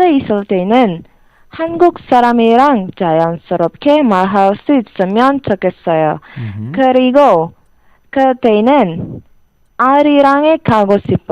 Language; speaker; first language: Korean; non-native, learner; Indonesian